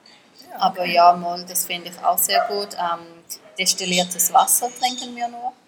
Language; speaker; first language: German; early bilingual, heritage; German